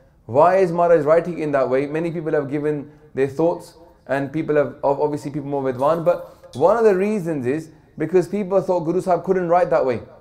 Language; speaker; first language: English; early bilingual, other home language; Punjabi